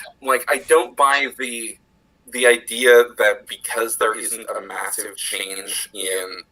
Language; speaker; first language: English; native; English